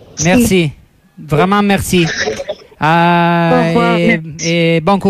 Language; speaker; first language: French; non-native, learner; Italian